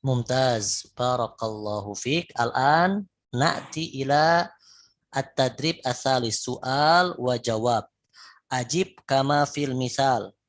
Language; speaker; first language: Arabic; non-native, fluent; Indonesian